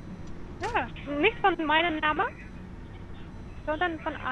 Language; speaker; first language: German; non-native, learner; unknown